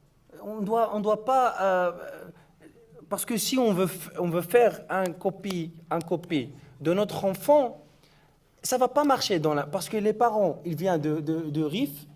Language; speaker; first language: French; non-native, learner; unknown